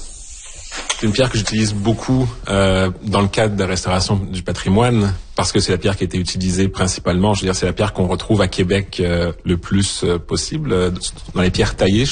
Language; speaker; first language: French; native; French